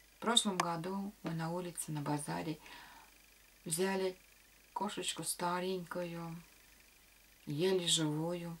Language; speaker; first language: Russian; non-native, local second language; Latvian